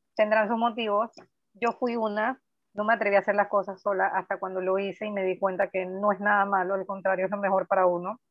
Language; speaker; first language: Spanish; native; Spanish